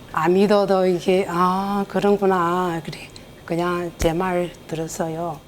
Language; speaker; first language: Korean; non-native, learner; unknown